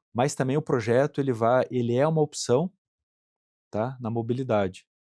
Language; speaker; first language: Portuguese; native; Portuguese